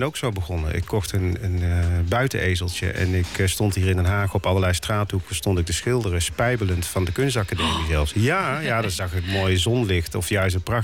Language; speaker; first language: Dutch; native; Dutch